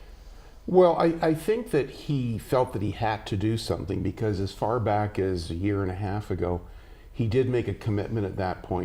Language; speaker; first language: English; native; English